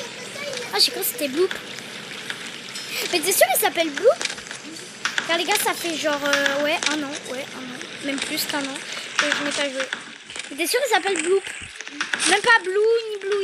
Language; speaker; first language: French; native; French